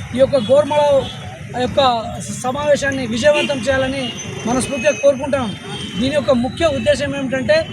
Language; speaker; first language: Telugu; non-native, local second language; Lambadi